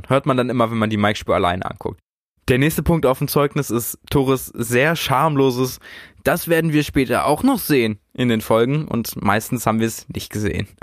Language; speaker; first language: German; native; German